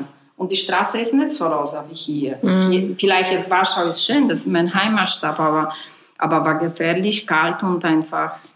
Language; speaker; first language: German; non-native, fluent; Polish